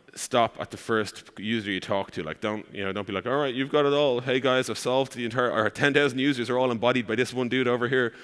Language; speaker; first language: English; native; English